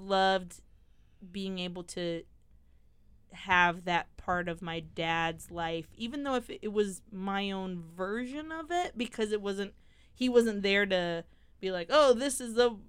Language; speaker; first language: English; native; English